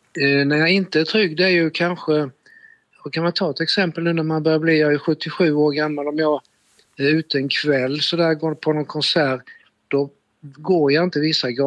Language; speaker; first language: Swedish; native; Swedish